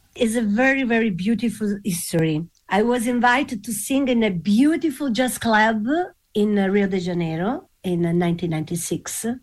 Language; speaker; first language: English; non-native, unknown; Italian